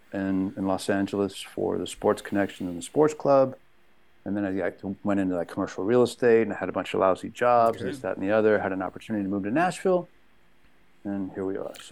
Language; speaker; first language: English; native; English